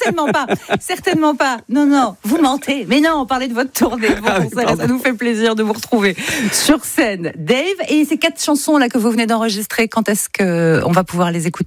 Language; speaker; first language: French; native; French